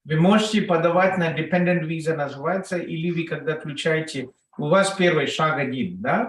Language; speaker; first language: Russian; non-native, fluent; Telugu